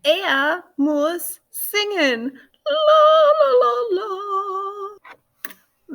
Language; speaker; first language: German; non-native, fluent; English